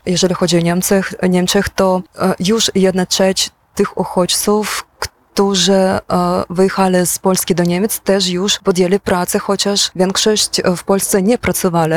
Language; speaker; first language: Polish; non-native, fluent; Ukrainian